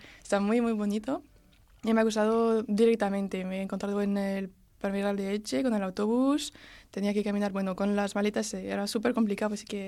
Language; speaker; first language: Spanish; early bilingual, heritage; French